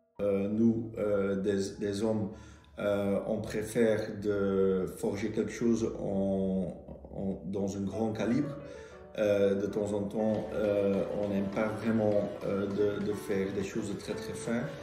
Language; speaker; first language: French; non-native, local second language; Dutch